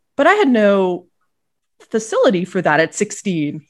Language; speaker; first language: English; native; English